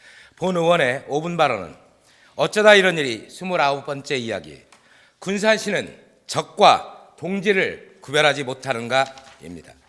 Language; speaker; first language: Korean; native; Korean